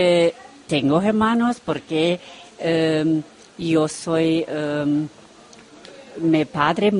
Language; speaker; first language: Spanish; non-native, learner; Romanian